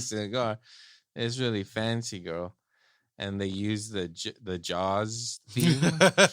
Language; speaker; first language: English; native; English